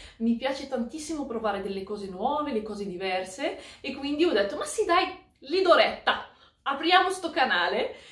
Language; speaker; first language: Italian; early bilingual, other home language; Arabic